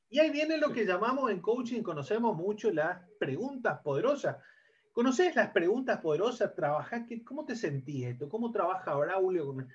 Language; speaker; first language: Spanish; native; Spanish